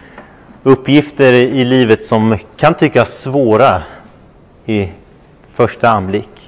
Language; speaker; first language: Swedish; non-native, fluent; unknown